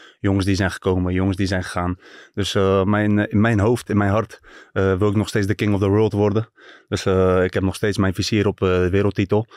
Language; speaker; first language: Dutch; early bilingual, other home language; Turkish